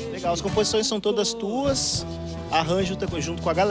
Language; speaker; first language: Portuguese; native; Portuguese